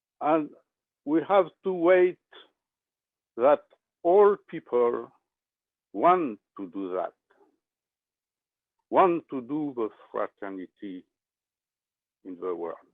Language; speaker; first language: English; non-native, learner; French